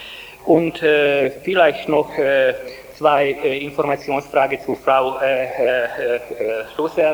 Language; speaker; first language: German; non-native, fluent; Hungarian